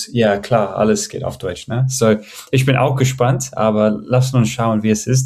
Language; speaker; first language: German; non-native, fluent; English